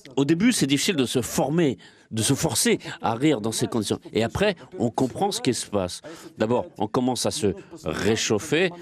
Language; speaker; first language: French; non-native, fluent; Russian